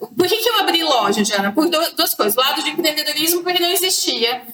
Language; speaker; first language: Portuguese; native; Portuguese